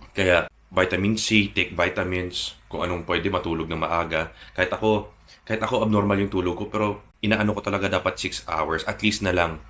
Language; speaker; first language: Filipino; native; Filipino